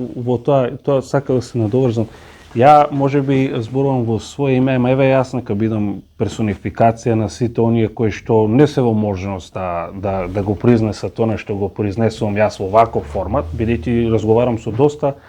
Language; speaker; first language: Macedonian; non-native, local second language; Romany